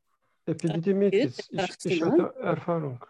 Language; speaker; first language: German; non-native, learner; Turkish